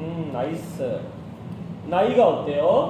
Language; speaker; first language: Korean; non-native, learner; Urdu